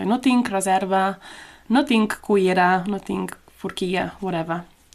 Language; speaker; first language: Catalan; non-native, fluent; English